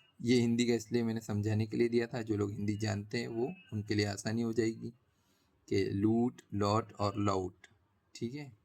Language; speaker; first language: Hindi; native; Hindi